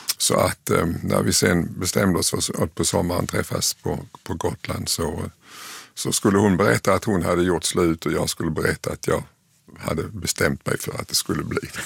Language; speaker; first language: Swedish; native; Swedish